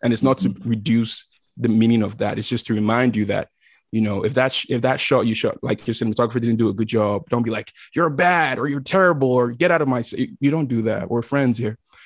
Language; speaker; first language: English; non-native, local second language; Igbo